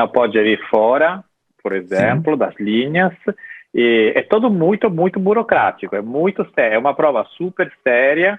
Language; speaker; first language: Portuguese; non-native, fluent; Italian